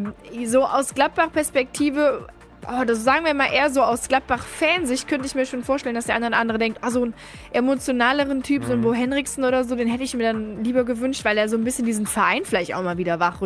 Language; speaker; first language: German; native; German